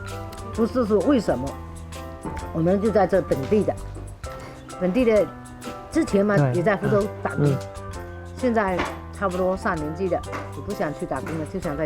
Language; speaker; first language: Chinese; native; Chinese